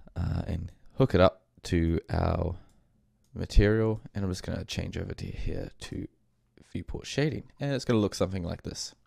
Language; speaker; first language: English; native; English